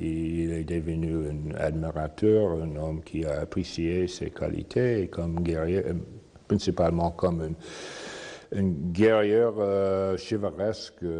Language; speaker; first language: French; non-native, fluent; English